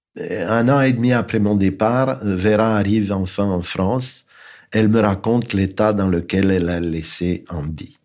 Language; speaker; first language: French; non-native, fluent; Romanian